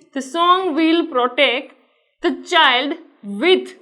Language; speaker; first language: English; non-native, local second language; Gujarati